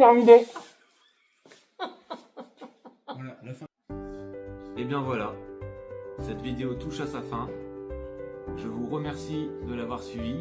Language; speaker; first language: French; native; French